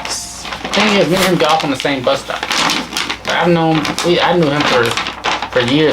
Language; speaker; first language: English; native; English